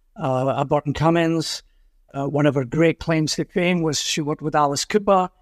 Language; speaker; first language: English; native; English